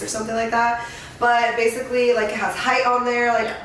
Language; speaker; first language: English; native; English